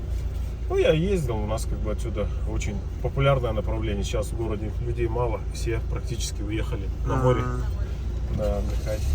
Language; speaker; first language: Russian; native; Russian